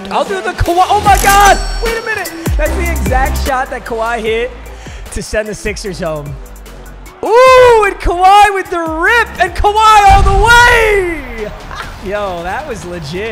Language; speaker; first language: English; native; English